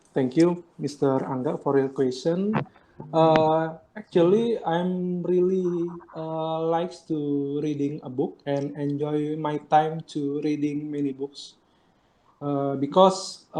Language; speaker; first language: English; non-native, learner; Indonesian